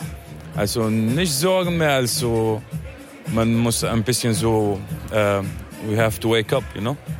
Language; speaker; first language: German; non-native, fluent; Arabic